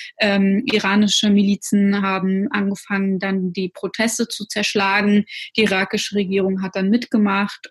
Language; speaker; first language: German; early bilingual, other home language; Russian